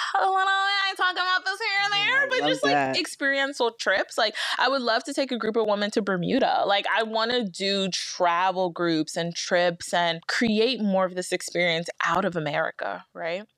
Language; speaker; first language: English; early bilingual, other home language; Akan